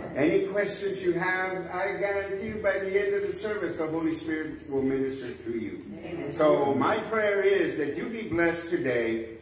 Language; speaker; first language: English; native; English